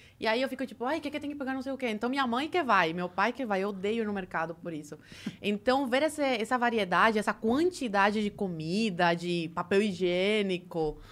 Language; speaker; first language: Portuguese; early bilingual, other home language; Spanish